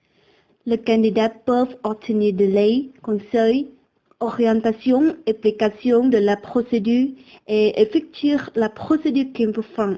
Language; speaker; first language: French; non-native, learner; Vietnamese